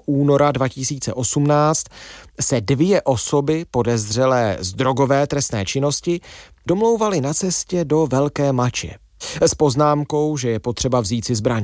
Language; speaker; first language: Czech; native; Czech